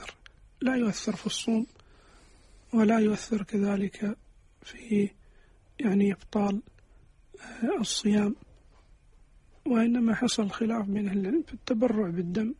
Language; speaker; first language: Arabic; native; Arabic